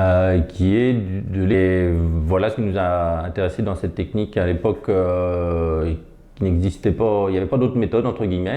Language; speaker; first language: French; native; French